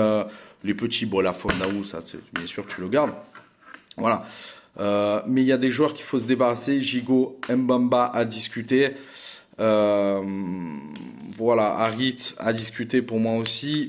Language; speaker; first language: French; native; French